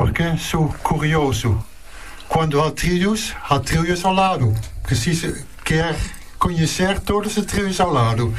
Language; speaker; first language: Portuguese; non-native, learner; Dutch